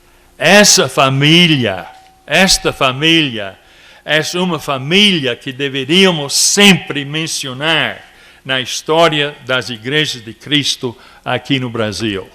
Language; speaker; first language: Portuguese; non-native, fluent; English